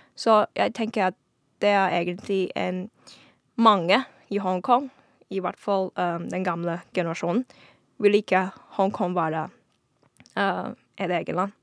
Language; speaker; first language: Norwegian; non-native, fluent; Cantonese